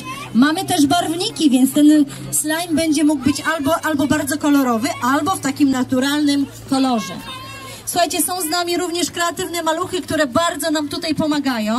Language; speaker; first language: Polish; native; Polish